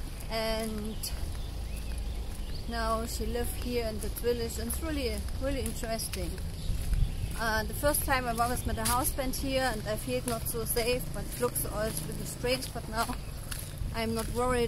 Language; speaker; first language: English; non-native, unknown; German